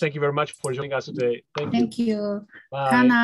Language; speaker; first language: English; non-native, fluent; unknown